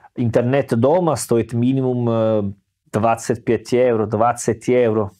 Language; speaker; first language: Russian; non-native, learner; Italian